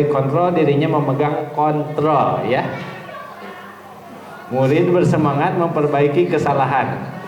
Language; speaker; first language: Indonesian; native; Indonesian